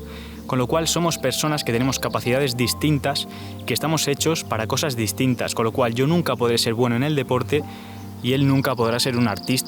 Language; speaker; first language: Spanish; native; Spanish